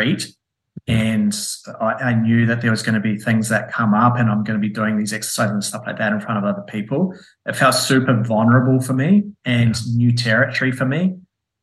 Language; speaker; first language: English; native; English